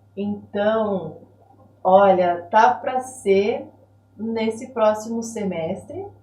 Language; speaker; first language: Portuguese; native; Portuguese